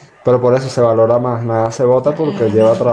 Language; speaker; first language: Spanish; native; Spanish